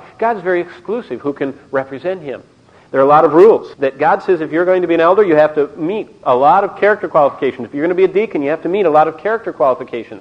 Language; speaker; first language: English; native; English